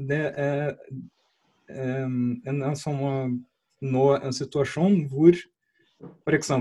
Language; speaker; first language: Norwegian; non-native, fluent; Portuguese